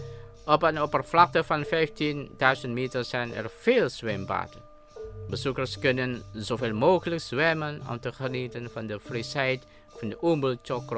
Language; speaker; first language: Dutch; non-native, fluent; Indonesian